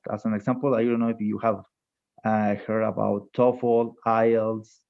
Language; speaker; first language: English; non-native, fluent; Spanish